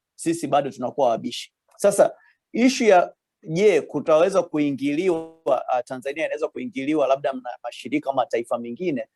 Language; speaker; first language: Swahili; native; Swahili